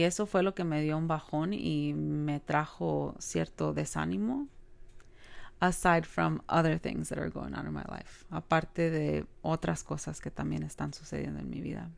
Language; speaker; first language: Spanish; early bilingual, heritage; Spanish